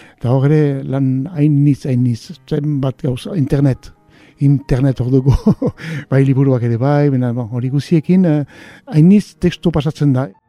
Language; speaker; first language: Basque; native; Basque